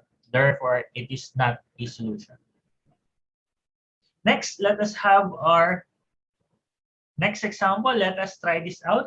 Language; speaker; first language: English; non-native, local second language; Filipino